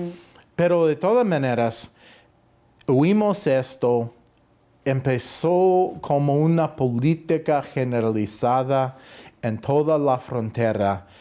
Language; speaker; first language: Spanish; non-native, fluent; English